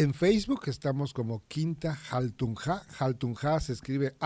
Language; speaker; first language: Spanish; native; Spanish